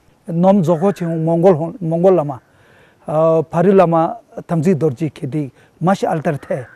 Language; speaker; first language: Mongolian; non-native, fluent; Tibetan